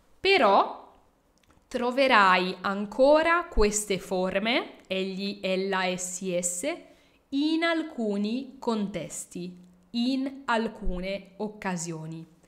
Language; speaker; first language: Italian; native; Italian